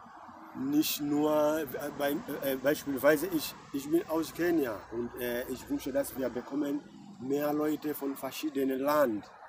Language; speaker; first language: German; non-native, learner; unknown